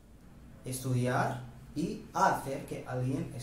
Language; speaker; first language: Spanish; non-native, fluent; Hindi